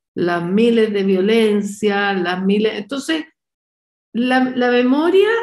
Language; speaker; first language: Spanish; native; Spanish